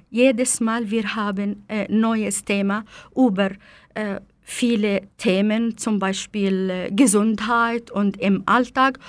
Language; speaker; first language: German; non-native, fluent; Arabic